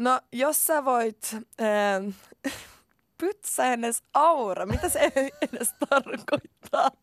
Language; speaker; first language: Finnish; non-native, local second language; Swedish